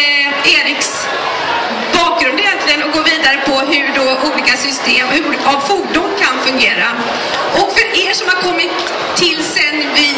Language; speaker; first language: Swedish; native; Swedish